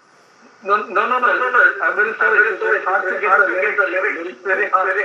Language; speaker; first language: English; non-native, local second language; Malayalam